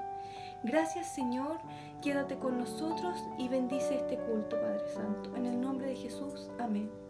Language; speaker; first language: Spanish; native; Spanish